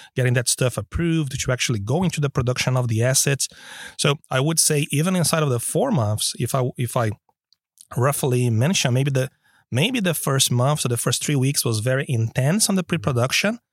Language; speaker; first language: English; non-native, fluent; Portuguese